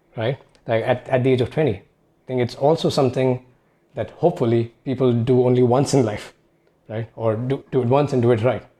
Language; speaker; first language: English; non-native, local second language; Hindi